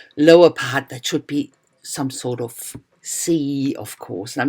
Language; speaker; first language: English; non-native, fluent; German